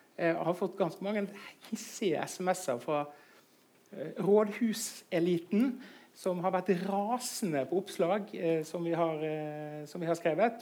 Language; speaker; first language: Norwegian; native; Norwegian